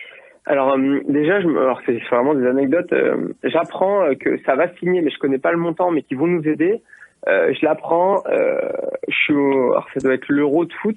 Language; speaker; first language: French; native; French